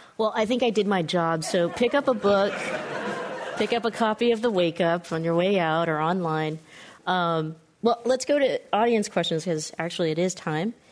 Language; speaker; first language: English; native; English